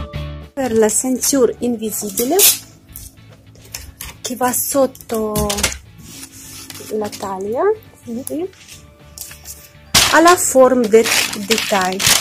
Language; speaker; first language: Italian; non-native, learner; Russian